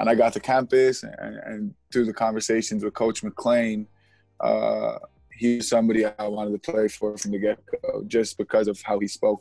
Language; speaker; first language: English; native; English